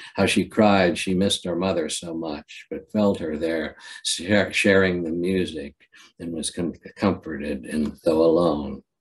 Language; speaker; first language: English; native; English